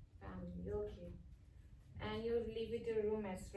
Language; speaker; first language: English; non-native, fluent; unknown